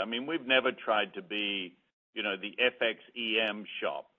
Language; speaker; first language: English; native; English